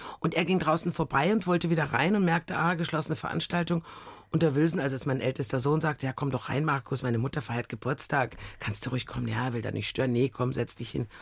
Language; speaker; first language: German; native; German